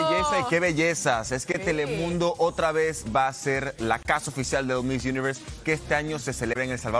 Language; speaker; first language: Spanish; native; Spanish